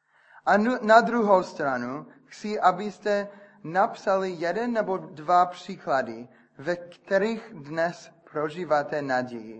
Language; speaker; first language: Czech; non-native, fluent; English